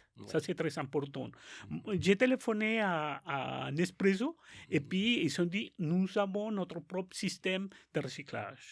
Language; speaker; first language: French; non-native, learner; Spanish